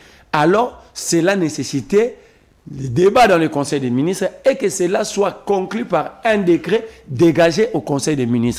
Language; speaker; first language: French; non-native, local second language; Lingala